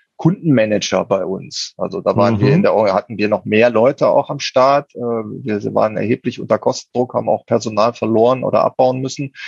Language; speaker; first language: German; native; German